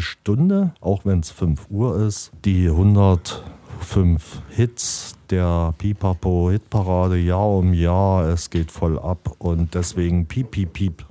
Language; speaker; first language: German; native; German